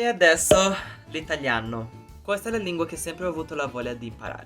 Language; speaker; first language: Italian; non-native, learner; Portuguese